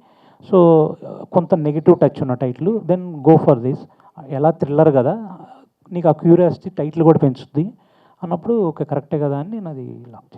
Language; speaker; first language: Telugu; native; Telugu